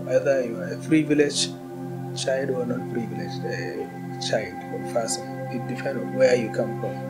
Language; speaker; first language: English; non-native, local second language; Hausa